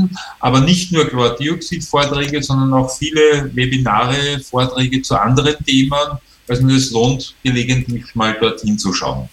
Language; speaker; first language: German; native; German